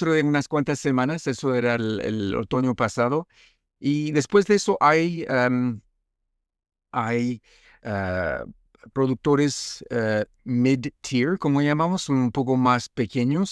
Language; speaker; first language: Spanish; non-native, fluent; French